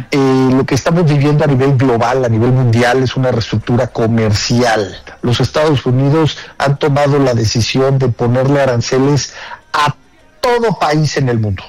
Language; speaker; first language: Spanish; native; Spanish